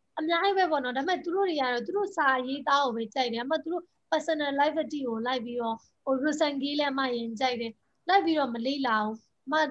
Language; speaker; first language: Burmese; non-native, local second language; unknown